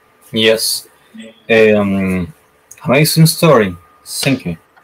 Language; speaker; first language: English; non-native, learner; Spanish